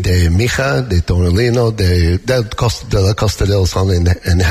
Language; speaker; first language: Spanish; non-native, learner; English